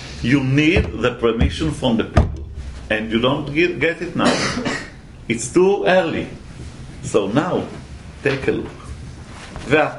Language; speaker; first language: English; non-native, fluent; Hebrew